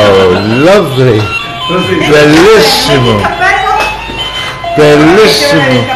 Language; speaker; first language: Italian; non-native, learner; English